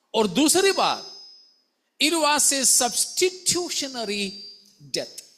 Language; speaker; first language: Hindi; non-native, local second language; Malayalam